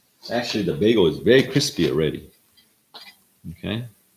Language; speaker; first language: English; early bilingual, other home language; Vietnamese